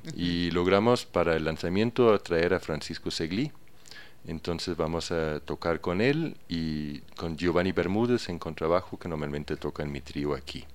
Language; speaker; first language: Spanish; non-native, fluent; Danish